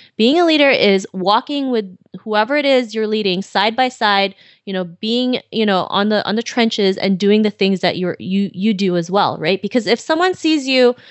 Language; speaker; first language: English; early bilingual, other home language; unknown